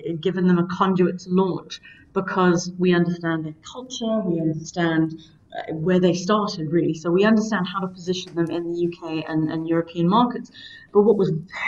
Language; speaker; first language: English; native; English